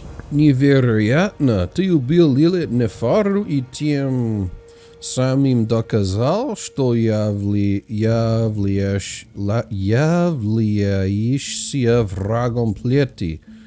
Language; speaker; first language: Russian; non-native, learner; English